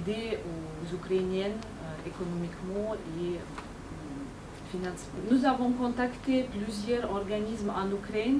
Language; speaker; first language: French; non-native, fluent; Ukrainian